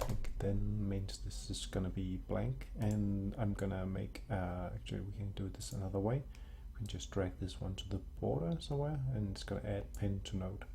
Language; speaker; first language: English; non-native, fluent; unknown